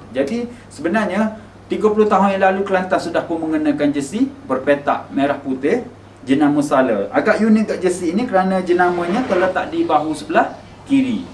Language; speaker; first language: Malay; native; Malay